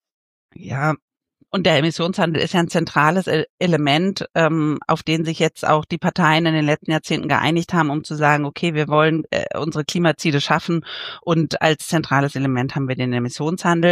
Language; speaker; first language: German; native; German